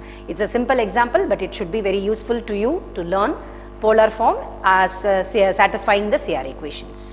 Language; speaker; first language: English; non-native, local second language; Tamil